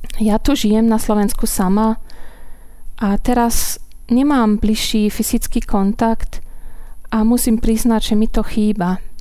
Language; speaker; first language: Slovak; non-native, fluent; German